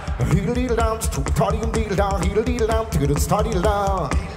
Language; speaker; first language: English; non-native, fluent; French